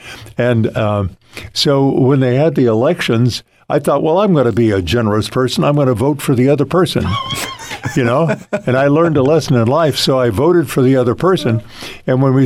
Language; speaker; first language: English; native; English